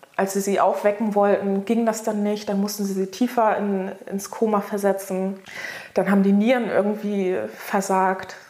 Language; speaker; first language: German; native; German